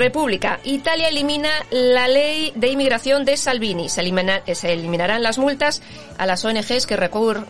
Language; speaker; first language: Spanish; native; Spanish